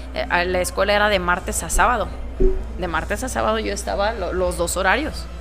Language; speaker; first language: Spanish; native; Spanish